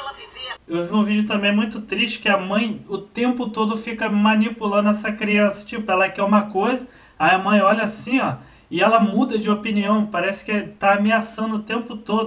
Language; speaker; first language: Portuguese; native; Portuguese